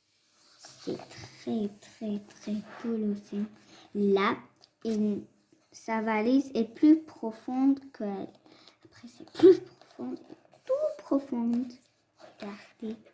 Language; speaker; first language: French; non-native, fluent; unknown